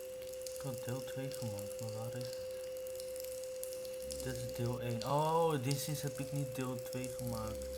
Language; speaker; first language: Dutch; non-native, local second language; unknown